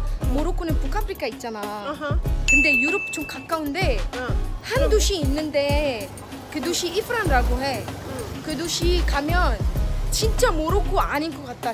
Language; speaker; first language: Korean; non-native, fluent; Arabic